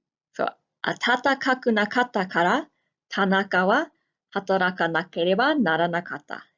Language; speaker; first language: Japanese; non-native, fluent; English